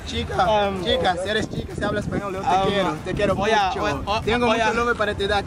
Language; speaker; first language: Spanish; non-native, learner; Portuguese